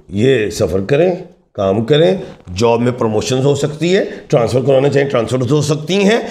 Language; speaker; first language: Urdu; non-native, local second language; Punjabi